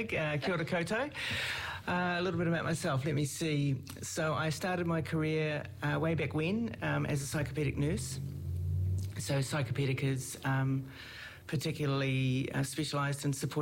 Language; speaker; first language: English; native; English